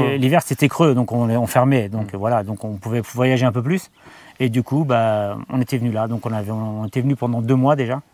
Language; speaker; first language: French; non-native, fluent; Portuguese